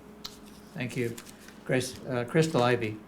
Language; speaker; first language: English; native; English